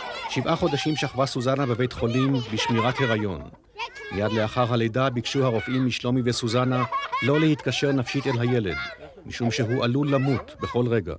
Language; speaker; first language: Hebrew; native; Hebrew